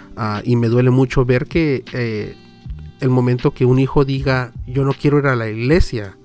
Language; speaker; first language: Spanish; early bilingual, heritage; Spanish